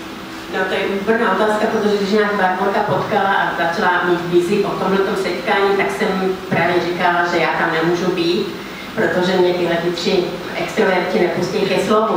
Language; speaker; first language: Czech; non-native, fluent; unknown